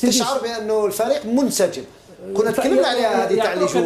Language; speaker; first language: Arabic; native; Arabic